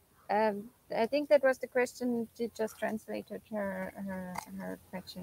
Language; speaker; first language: English; non-native, fluent; German